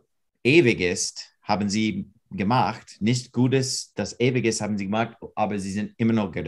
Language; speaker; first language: German; non-native, fluent; English